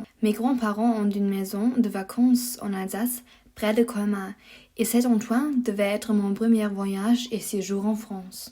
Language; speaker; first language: French; non-native, learner; German